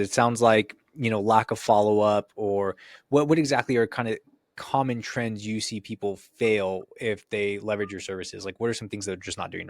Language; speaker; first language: English; native; English